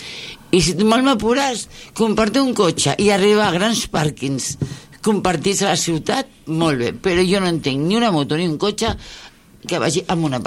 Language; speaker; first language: Catalan; native; Catalan